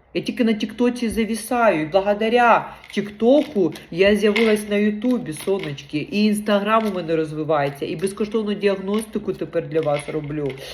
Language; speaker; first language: Ukrainian; non-native, local second language; Russian